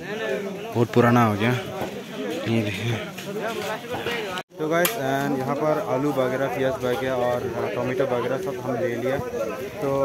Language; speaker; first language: Hindi; non-native, local second language; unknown